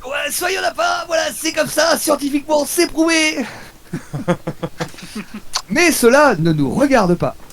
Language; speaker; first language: French; native; French